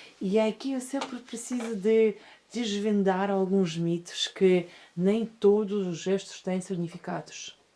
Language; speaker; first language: Portuguese; non-native, fluent; Russian